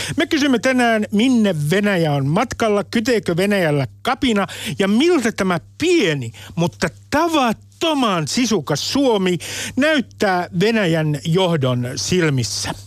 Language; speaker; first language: Finnish; native; Finnish